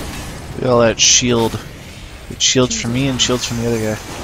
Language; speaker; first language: English; native; English